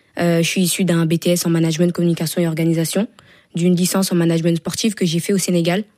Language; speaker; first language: French; native; French